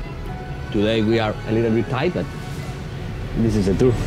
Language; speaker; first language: English; non-native, learner; Spanish